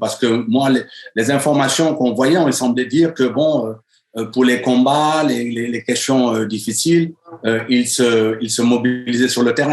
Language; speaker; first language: French; native; French